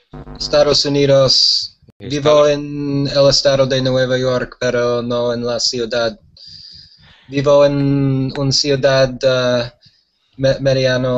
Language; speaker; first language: Spanish; non-native, learner; English